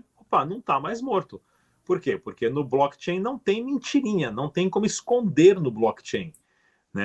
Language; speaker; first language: Portuguese; native; Portuguese